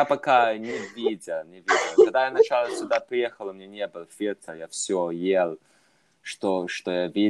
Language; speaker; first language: Russian; non-native, fluent; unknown